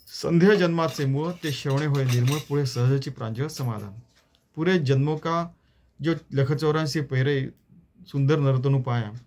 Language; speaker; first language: Hindi; non-native, local second language; Marathi